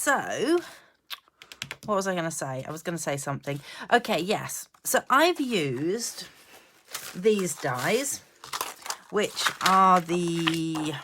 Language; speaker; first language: English; native; English